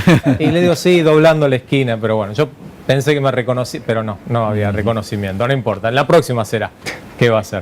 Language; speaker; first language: Spanish; native; Spanish